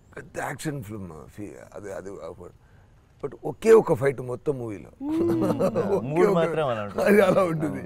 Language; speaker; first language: Telugu; non-native, learner; Tamil